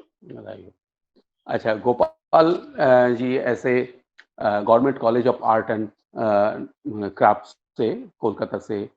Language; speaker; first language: Hindi; native; Hindi